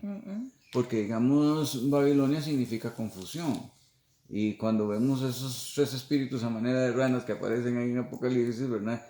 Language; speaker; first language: Spanish; native; Spanish